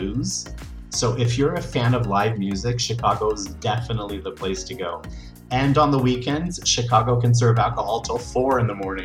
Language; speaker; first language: English; native; English